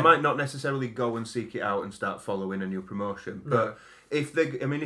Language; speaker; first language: English; native; English